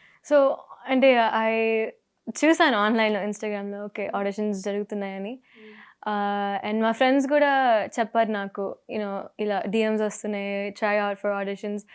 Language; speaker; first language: Telugu; early bilingual, heritage; Telugu